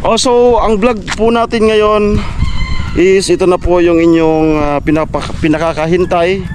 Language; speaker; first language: Filipino; non-native, local second language; Bikol